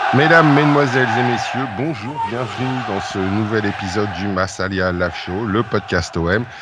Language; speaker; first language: French; native; French